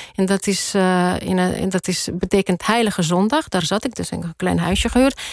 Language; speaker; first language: Dutch; non-native, fluent; Russian